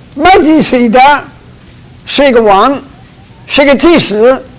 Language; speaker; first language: Chinese; early bilingual, heritage; Chinese